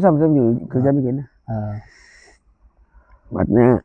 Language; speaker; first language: Hindi; non-native, local second language; Garo